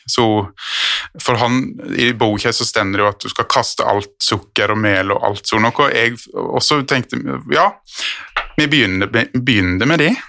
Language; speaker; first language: Norwegian; native; Norwegian